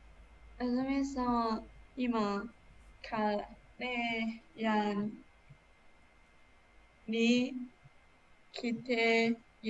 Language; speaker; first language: Japanese; non-native, learner; English